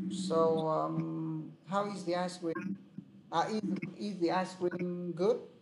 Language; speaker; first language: English; non-native, fluent; Vietnamese